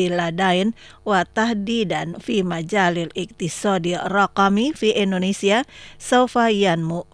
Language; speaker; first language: Arabic; non-native, fluent; Indonesian